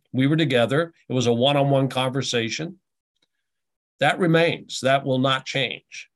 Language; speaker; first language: English; native; English